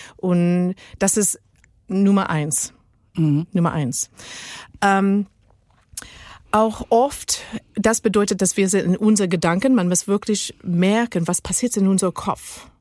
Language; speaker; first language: German; non-native, learner; Spanish